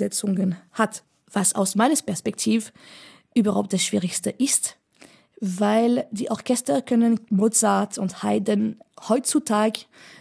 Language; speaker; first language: German; non-native, fluent; French